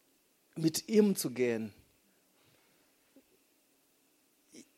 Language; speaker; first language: German; non-native, fluent; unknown